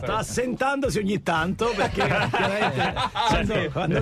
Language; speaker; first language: Italian; native; Italian